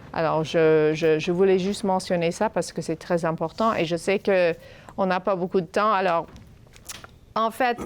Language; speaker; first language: French; non-native, fluent; English